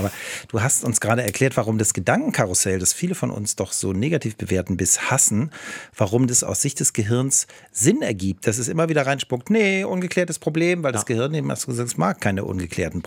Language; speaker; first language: German; native; German